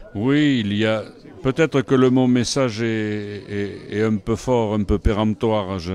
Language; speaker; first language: French; native; French